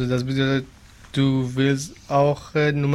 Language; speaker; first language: German; non-native, learner; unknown